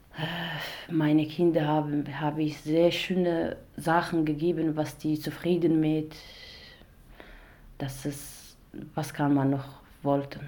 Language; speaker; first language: German; non-native, learner; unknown